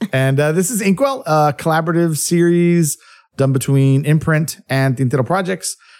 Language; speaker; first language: English; early bilingual, other home language; Spanish